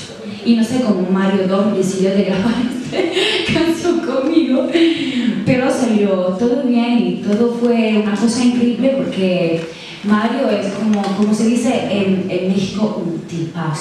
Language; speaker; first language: Spanish; non-native, learner; Italian